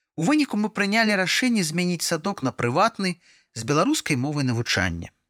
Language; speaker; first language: Belarusian; non-native, local second language; Russian